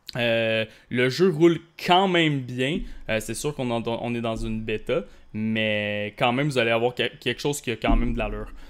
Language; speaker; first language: French; native; French